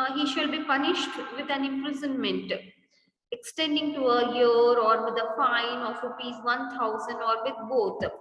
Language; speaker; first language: English; non-native, local second language; Kannada